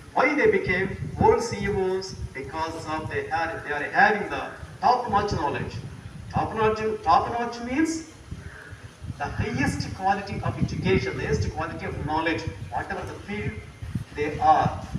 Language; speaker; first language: English; non-native, local second language; Telugu